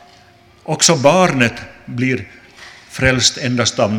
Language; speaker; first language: Swedish; non-native, local second language; Finnish